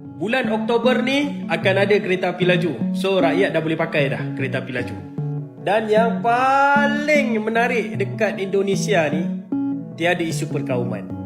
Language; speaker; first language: Malay; native; Malay